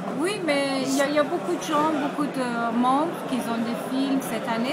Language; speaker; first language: French; non-native, fluent; Persian